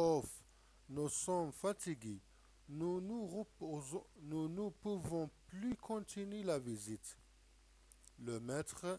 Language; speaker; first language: French; non-native, local second language; Arabic